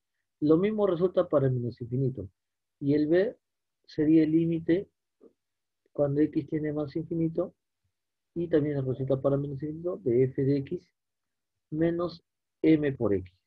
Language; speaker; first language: Spanish; native; Spanish